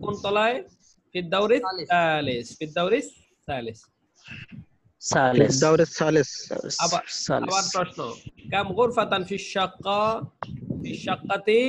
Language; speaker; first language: Arabic; non-native, fluent; Bangla